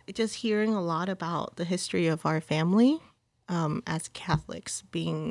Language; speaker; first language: English; early bilingual, other home language; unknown